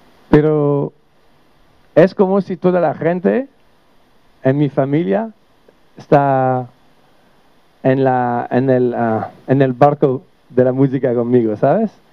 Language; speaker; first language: Spanish; non-native, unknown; French